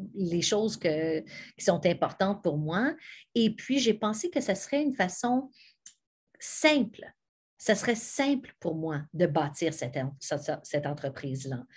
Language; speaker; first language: French; native; French